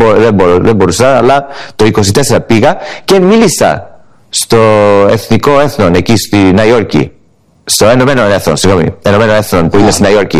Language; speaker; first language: Greek; early bilingual, heritage; Greek